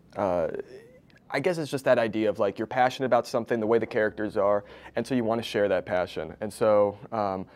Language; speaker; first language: English; native; English